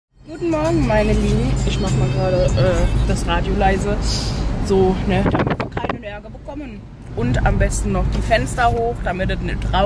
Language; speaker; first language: German; native; German